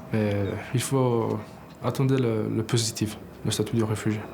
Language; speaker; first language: French; non-native, learner; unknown